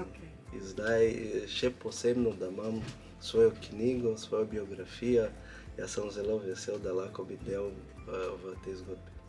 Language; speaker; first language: Slovenian; non-native, fluent; Portuguese